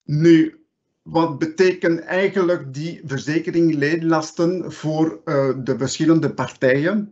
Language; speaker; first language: Dutch; non-native, local second language; French